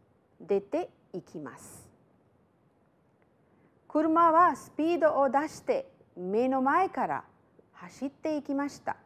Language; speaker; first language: Japanese; non-native, fluent; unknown